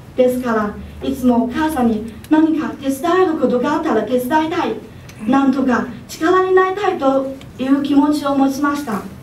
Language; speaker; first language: Japanese; non-native, fluent; Chinese